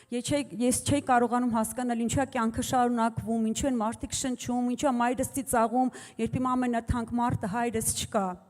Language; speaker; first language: Armenian; native; Armenian